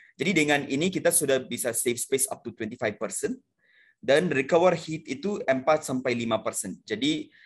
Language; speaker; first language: Indonesian; non-native, fluent; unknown